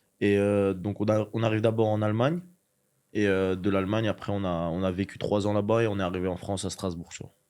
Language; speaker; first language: French; early bilingual, other home language; Chechen